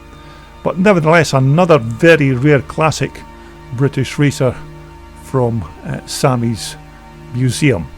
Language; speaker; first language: English; native; English